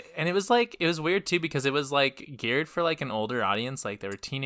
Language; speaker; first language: English; native; English